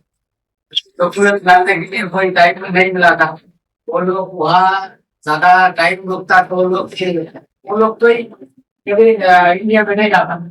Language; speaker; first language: Hindi; non-native, local second language; Bangla